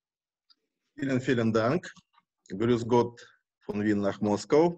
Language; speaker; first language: German; non-native, fluent; Russian